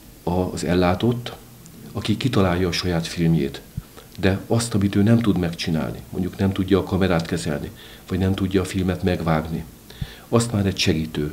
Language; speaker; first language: Hungarian; native; Hungarian